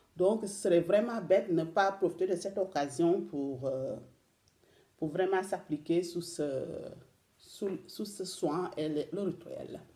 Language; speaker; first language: French; non-native, local second language; Wolof